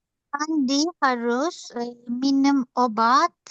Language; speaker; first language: Indonesian; non-native, learner; Turkish